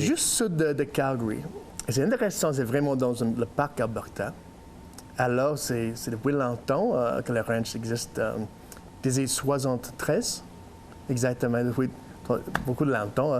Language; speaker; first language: French; non-native, learner; English